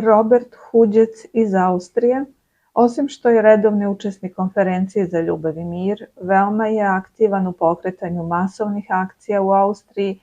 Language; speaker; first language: Serbian; native; Serbian